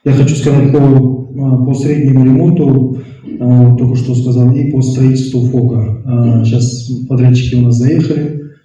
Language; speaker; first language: Russian; non-native, local second language; Kazakh